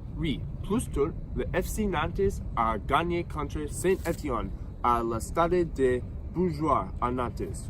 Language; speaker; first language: French; non-native, learner; English